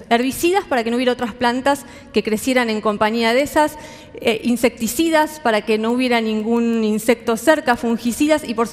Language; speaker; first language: Spanish; native; Spanish